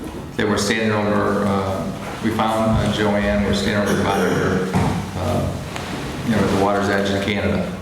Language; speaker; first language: English; native; English